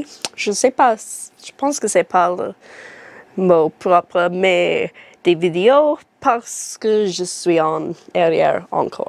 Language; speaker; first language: French; non-native, learner; English